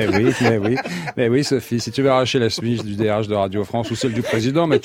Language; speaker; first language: French; native; French